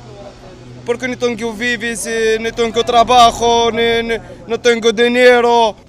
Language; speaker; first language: Spanish; non-native, learner; Arabic